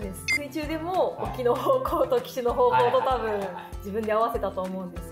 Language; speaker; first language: Japanese; native; Japanese